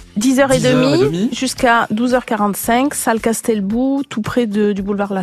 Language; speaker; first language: French; native; French